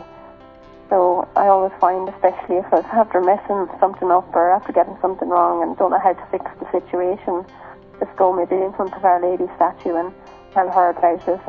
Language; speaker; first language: English; native; English